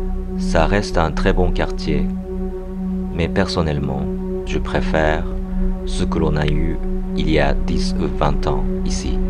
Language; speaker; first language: French; non-native, fluent; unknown